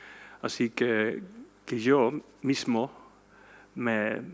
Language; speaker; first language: Spanish; non-native, fluent; Swedish